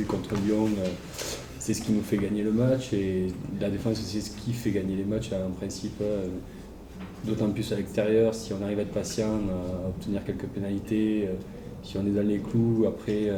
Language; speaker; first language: French; native; French